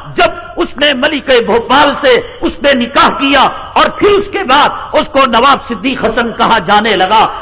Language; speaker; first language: Urdu; native; Urdu